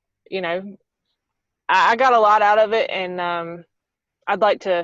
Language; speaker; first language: English; native; English